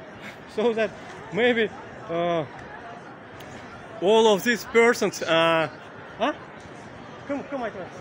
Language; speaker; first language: English; non-native, learner; Russian